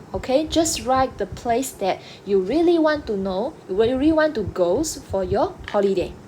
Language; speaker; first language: English; non-native, local second language; Malay